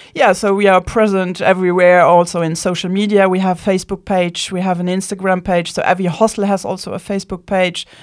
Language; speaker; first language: English; non-native, fluent; Luxembourgish